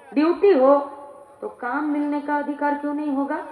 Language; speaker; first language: Hindi; non-native, local second language; Bangla